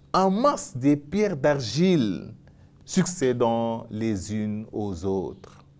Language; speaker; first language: French; non-native, local second language; Wolof